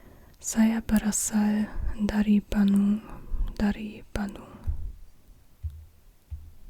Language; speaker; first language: Indonesian; non-native, learner; German